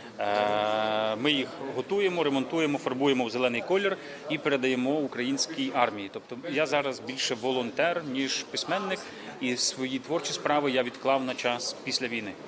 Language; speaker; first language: Ukrainian; native; Ukrainian